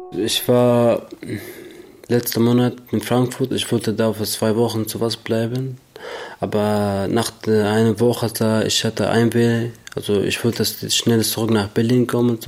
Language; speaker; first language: German; non-native, learner; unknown